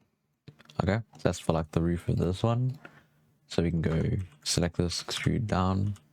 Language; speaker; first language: English; native; English